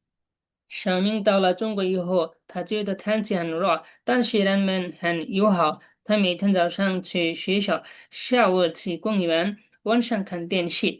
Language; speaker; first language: Chinese; non-native, fluent; Bangla